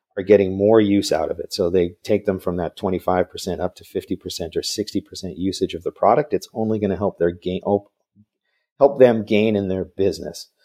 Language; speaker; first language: English; native; English